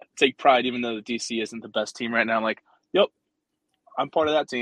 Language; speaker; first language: English; early bilingual, other home language; Spanish